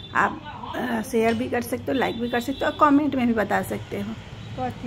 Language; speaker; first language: Hindi; native; Hindi